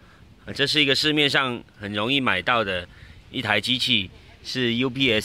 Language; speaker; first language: Chinese; native; Chinese